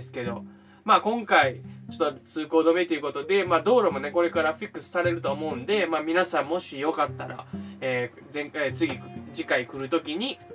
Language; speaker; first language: Japanese; native; Japanese